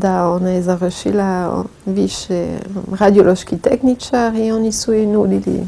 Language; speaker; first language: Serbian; non-native, fluent; French